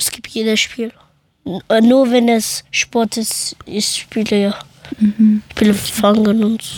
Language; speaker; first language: German; early bilingual, other home language; Persian